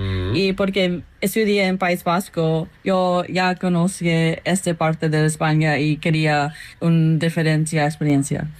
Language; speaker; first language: Spanish; non-native, learner; English